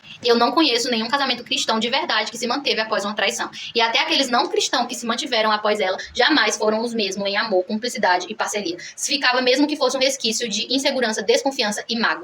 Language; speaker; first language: Portuguese; native; Portuguese